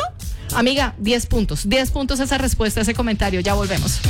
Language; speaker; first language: Spanish; native; Spanish